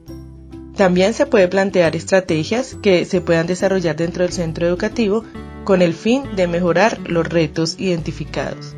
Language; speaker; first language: Spanish; native; Spanish